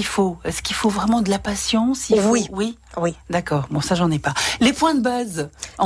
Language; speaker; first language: French; native; French